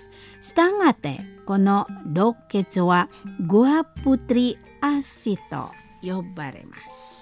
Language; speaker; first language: Japanese; non-native, learner; Indonesian